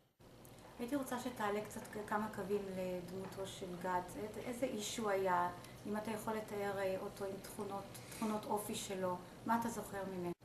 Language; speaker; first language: Hebrew; native; Hebrew